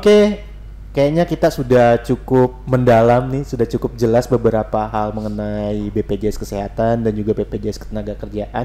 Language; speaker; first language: Indonesian; native; Indonesian